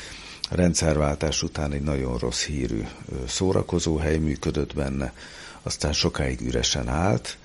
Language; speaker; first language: Hungarian; native; Hungarian